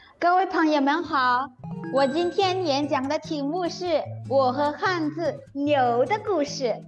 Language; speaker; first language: Chinese; non-native, fluent; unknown